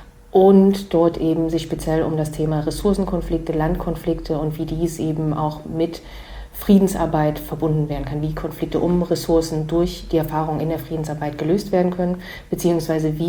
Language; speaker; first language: German; native; German